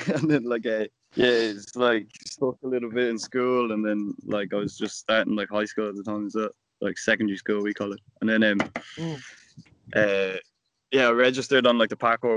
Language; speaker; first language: English; native; English